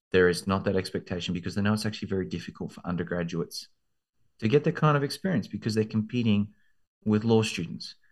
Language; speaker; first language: English; native; English